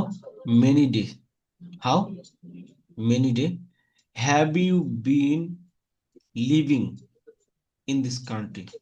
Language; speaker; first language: English; non-native, fluent; Bangla